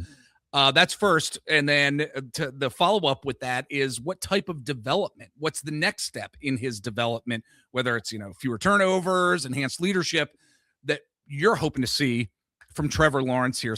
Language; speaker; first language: English; native; English